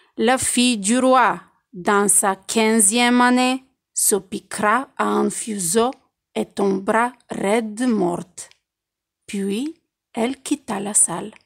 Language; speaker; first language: French; non-native, fluent; Bulgarian